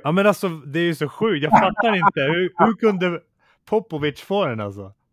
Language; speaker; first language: Swedish; native; Swedish